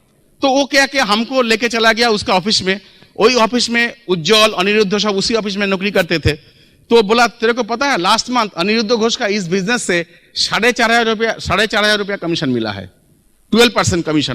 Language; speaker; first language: Hindi; non-native, local second language; Bangla